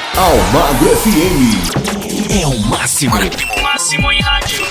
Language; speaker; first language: Portuguese; native; Portuguese